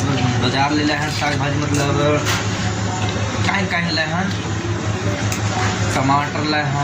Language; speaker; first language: Hindi; non-native, local second language; Chhattisgarhi